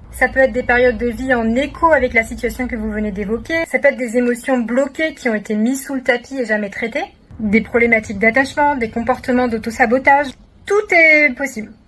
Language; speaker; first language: French; native; French